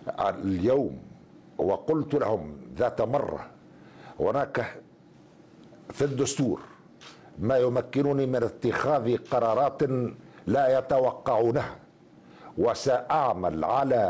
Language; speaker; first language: Arabic; native; Arabic